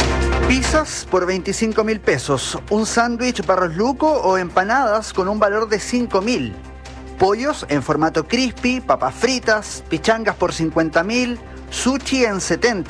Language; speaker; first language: Spanish; native; Spanish